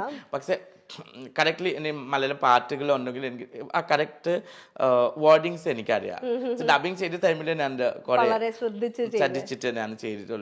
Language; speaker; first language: Malayalam; non-native, fluent; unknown